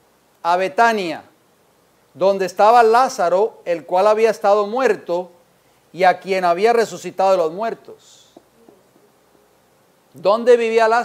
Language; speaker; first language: Spanish; native; Spanish